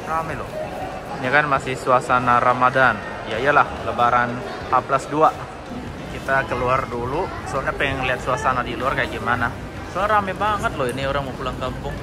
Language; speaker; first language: Indonesian; native; Indonesian